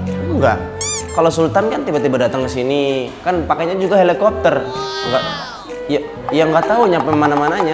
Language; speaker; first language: Indonesian; native; Indonesian